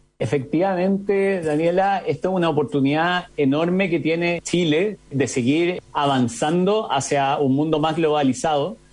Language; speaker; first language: Spanish; native; Spanish